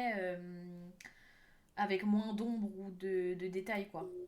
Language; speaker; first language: French; native; French